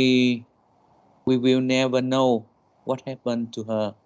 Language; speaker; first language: English; non-native, learner; Vietnamese